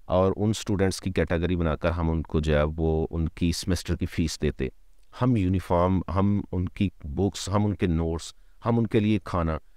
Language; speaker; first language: Urdu; non-native, local second language; Punjabi